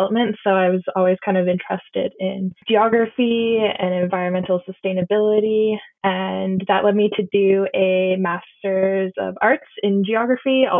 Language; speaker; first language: English; native; English